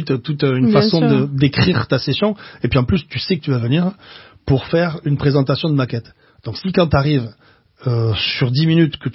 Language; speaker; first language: French; native; French